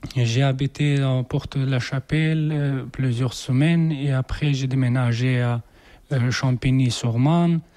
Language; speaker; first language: French; non-native, learner; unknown